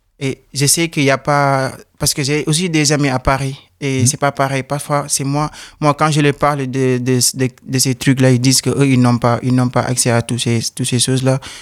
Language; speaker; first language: French; non-native, local second language; Wolof